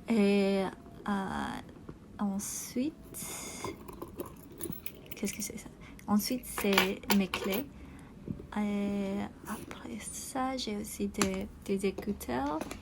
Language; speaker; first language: French; non-native, learner; English